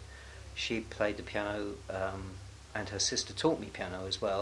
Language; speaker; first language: English; native; English